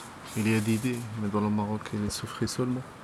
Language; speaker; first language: French; non-native, local second language; Arabic